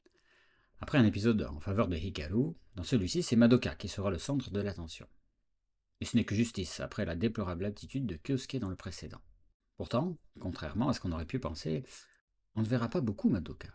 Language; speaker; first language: French; native; French